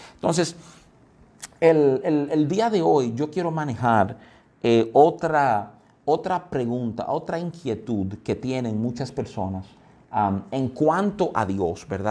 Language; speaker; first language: Spanish; native; Spanish